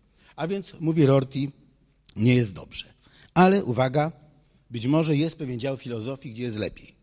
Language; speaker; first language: Polish; native; Polish